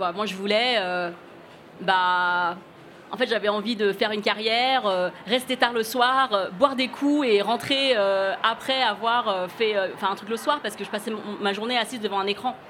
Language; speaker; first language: French; early bilingual, other home language; Cantonese